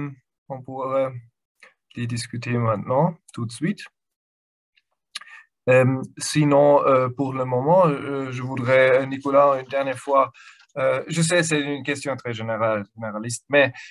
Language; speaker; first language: French; non-native, fluent; German